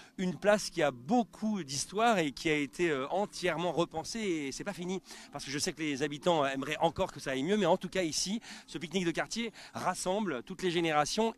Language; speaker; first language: French; native; French